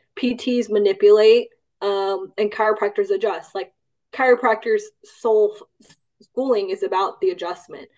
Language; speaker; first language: English; early bilingual, other home language; Cantonese